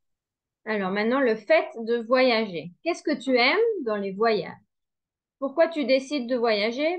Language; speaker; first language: French; non-native, learner; Spanish